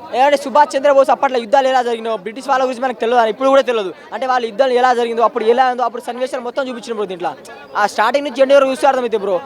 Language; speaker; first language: Telugu; native; Telugu